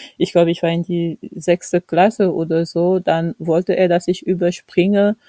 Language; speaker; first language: German; non-native, fluent; French